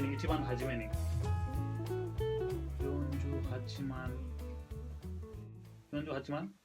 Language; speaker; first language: Japanese; non-native, fluent; Hindi